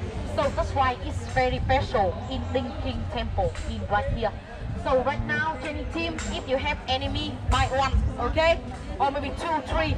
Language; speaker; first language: English; non-native, learner; Vietnamese